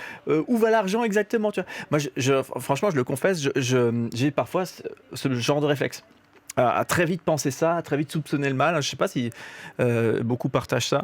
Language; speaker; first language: French; native; French